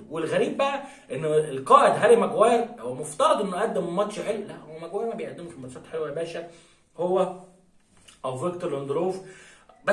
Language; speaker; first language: Arabic; native; Arabic